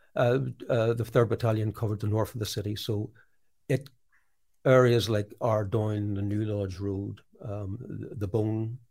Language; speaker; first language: English; native; English